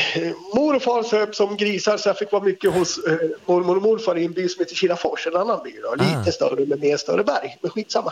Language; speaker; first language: Swedish; native; Swedish